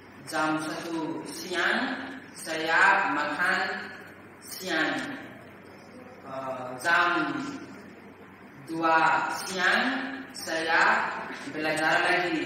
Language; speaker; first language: Indonesian; non-native, learner; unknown